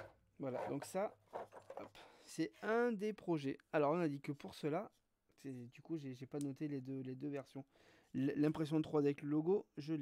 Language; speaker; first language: French; native; French